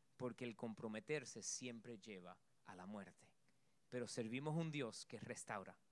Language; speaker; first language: Spanish; early bilingual, heritage; Spanish